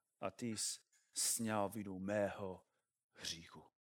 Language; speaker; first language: Czech; non-native, fluent; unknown